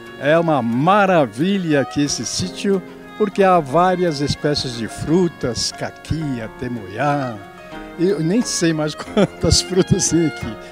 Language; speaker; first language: Portuguese; native; Portuguese